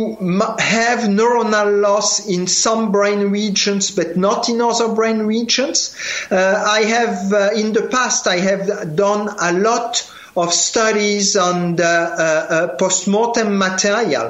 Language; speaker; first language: English; non-native, fluent; French